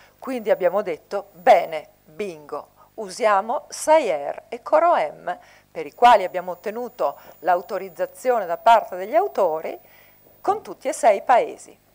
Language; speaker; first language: Italian; native; Italian